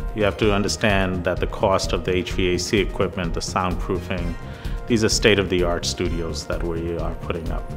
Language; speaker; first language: English; native; English